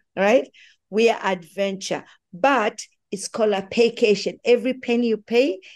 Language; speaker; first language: English; non-native, local second language; Swahili